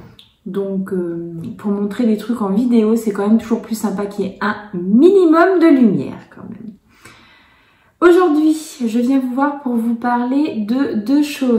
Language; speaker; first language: French; native; French